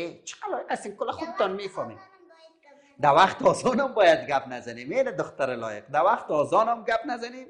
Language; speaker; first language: Persian; native; Persian